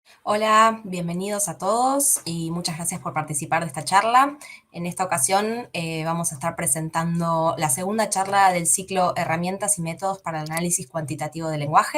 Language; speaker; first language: Spanish; native; Spanish